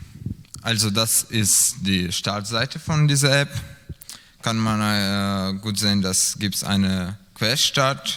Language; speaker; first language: German; non-native, learner; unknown